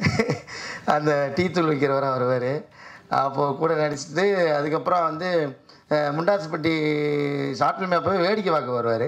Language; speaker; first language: Tamil; native; Tamil